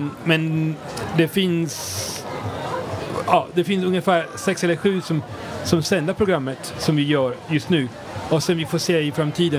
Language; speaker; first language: Swedish; non-native, fluent; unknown